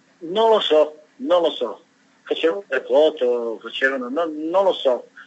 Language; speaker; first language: Italian; non-native, learner; Serbian